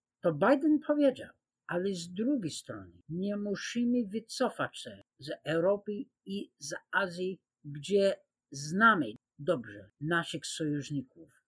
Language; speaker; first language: Polish; non-native, fluent; English